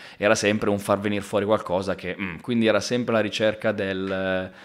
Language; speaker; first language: Italian; native; Italian